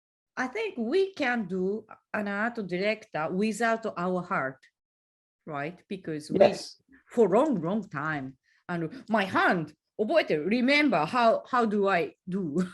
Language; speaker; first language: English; non-native, learner; Japanese